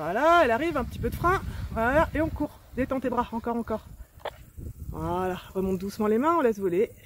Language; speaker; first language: French; native; French